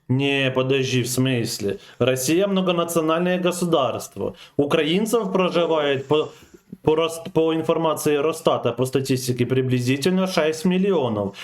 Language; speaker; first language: Russian; native; Russian